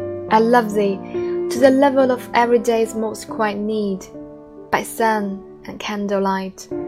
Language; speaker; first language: English; non-native, fluent; Chinese